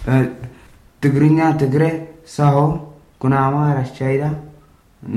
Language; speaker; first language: German; non-native, learner; Tigrinya